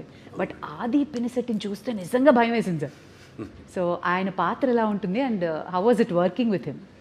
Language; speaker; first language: Telugu; native; Telugu